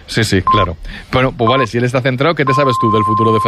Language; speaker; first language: Spanish; native; Spanish